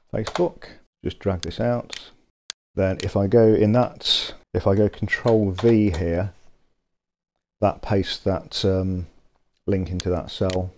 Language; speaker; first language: English; native; English